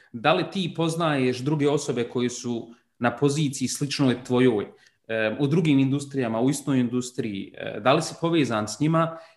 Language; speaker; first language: Croatian; early bilingual, heritage; Bosnian